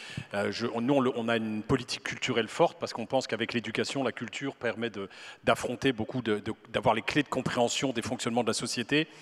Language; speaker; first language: French; native; French